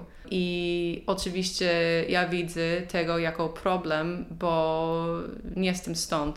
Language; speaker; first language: Polish; non-native, learner; English